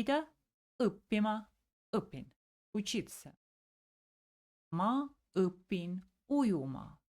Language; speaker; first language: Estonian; non-native, local second language; Russian